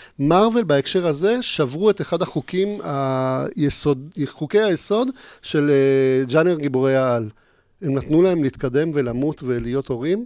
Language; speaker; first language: Hebrew; native; Hebrew